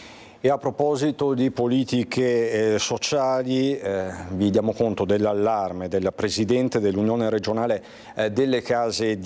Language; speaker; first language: Italian; native; Italian